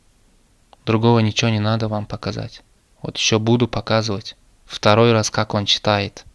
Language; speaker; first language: Russian; non-native, learner; Turkmen